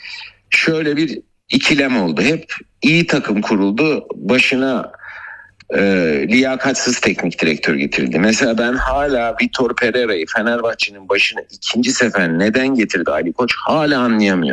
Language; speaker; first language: Turkish; native; Turkish